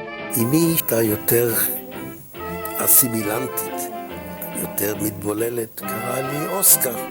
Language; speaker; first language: Hebrew; non-native, fluent; German